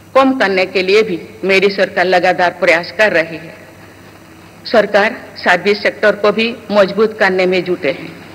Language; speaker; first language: Hindi; non-native, local second language; Santali